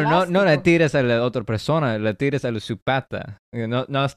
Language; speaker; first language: Spanish; early bilingual, heritage; English